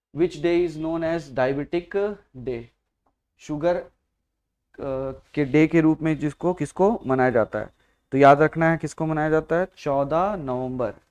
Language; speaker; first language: Hindi; native; Hindi